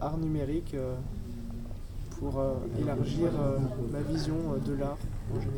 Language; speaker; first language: French; native; French